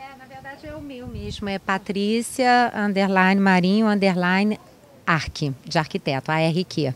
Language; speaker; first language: Portuguese; native; Portuguese